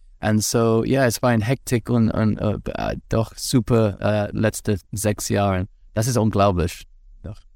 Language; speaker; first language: German; non-native, learner; English